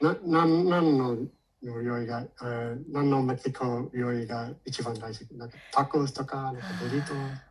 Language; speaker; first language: Japanese; non-native, learner; English